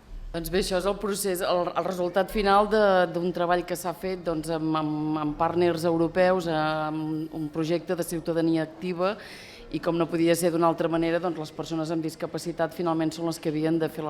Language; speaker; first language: Catalan; native; Catalan